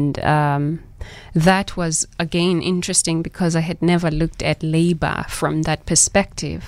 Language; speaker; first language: English; non-native, local second language; Xhosa